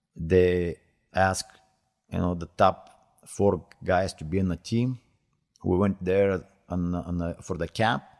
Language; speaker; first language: English; non-native, learner; Bulgarian